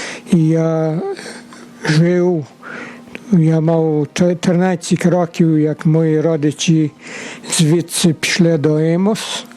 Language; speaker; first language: Ukrainian; early bilingual, heritage; Ukrainian